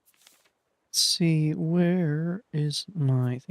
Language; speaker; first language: English; native; English